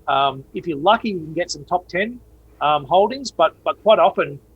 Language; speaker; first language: English; native; English